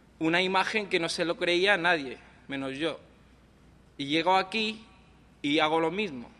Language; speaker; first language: Spanish; non-native, local second language; English